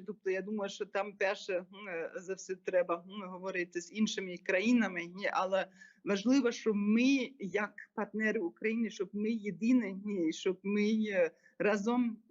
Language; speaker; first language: Ukrainian; non-native, fluent; German